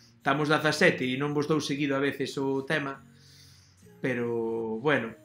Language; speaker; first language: Galician; non-native, local second language; Spanish